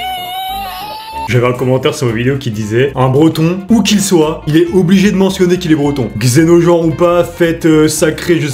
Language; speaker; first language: French; native; French